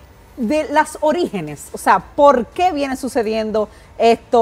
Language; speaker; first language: Spanish; native; Spanish